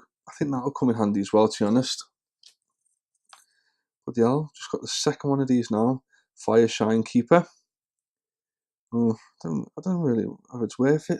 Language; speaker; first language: English; native; English